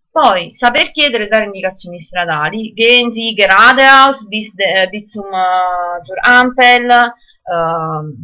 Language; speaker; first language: Italian; non-native, local second language; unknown